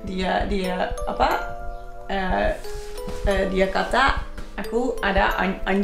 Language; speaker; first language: Indonesian; non-native, fluent; Dutch